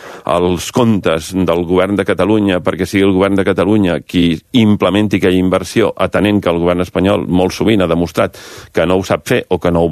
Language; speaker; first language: Catalan; native; Catalan